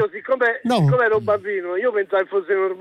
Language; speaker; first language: Italian; native; Italian